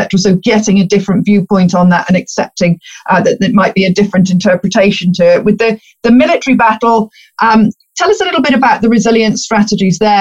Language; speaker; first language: English; native; English